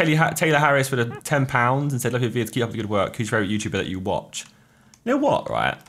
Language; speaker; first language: English; native; English